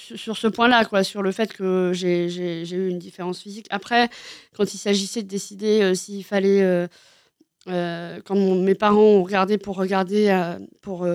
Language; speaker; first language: French; native; French